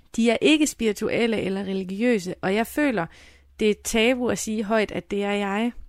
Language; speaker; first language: Danish; native; Danish